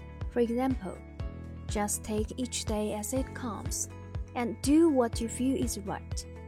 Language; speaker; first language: English; non-native, fluent; Chinese